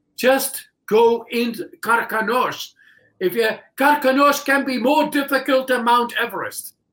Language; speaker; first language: English; non-native, fluent; Dutch